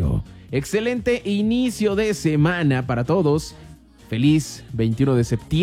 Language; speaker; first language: Spanish; native; Spanish